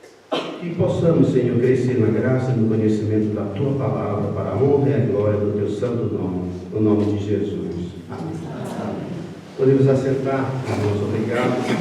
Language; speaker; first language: Portuguese; native; Portuguese